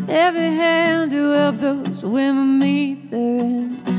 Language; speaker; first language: English; native; English